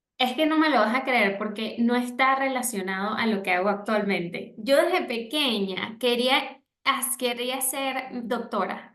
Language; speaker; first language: Spanish; native; Spanish